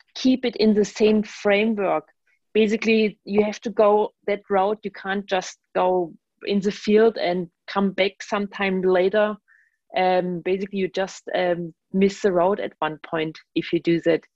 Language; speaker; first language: English; non-native, fluent; German